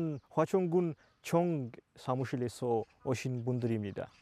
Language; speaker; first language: Korean; non-native, learner; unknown